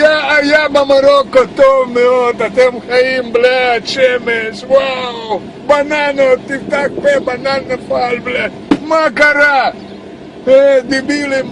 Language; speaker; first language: Hebrew; non-native, learner; Russian